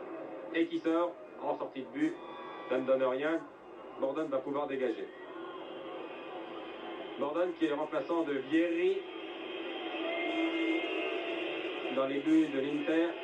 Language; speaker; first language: French; native; French